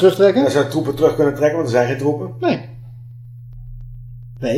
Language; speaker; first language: Dutch; native; Dutch